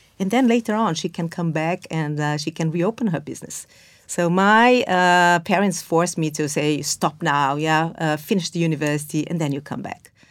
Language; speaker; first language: English; non-native, fluent; Portuguese